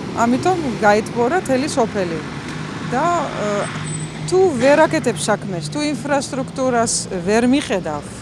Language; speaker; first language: Georgian; non-native, fluent; Dutch